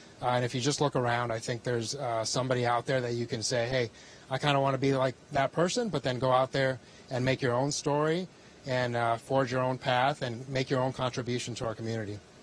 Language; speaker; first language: English; early bilingual, other home language; Spanish